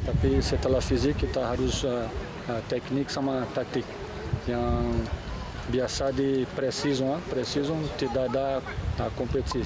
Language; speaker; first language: Indonesian; non-native, fluent; Portuguese